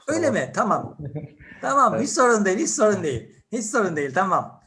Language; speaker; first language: Turkish; native; Turkish